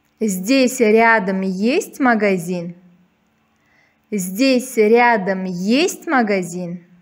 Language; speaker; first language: Russian; non-native, local second language; Uzbek